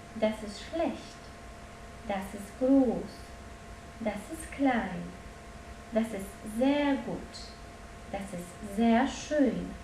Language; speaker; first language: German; non-native, learner; Polish